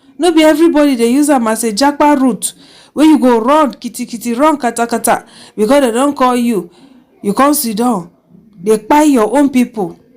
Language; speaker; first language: Nigerian Pidgin; non-native, local second language; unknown